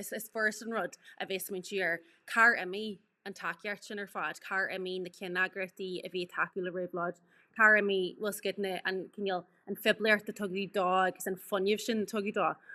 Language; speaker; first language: Irish; native; Irish